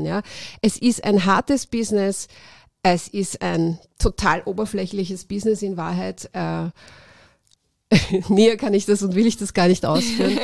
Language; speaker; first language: German; native; German